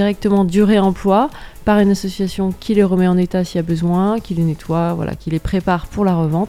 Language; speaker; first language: French; native; French